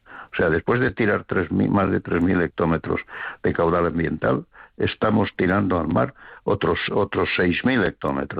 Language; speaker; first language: Spanish; native; Spanish